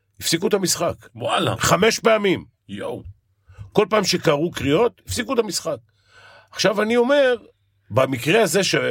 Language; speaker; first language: Hebrew; native; Hebrew